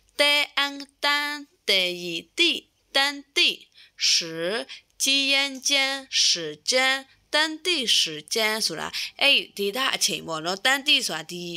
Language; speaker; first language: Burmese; native; Burmese